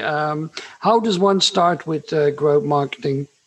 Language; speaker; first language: English; non-native, fluent; Dutch